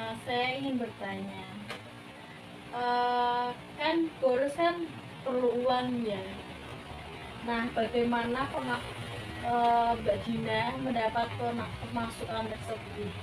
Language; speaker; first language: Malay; non-native, local second language; Javanese